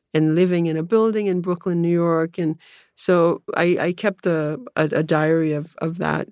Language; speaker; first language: English; early bilingual, other home language; Haitian Creole